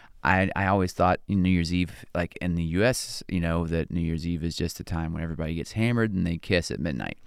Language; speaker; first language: English; native; English